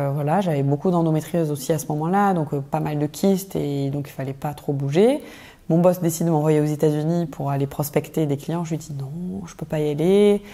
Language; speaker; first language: French; native; French